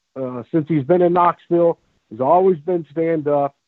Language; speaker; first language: English; native; English